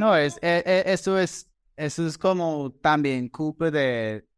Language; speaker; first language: Spanish; non-native, fluent; English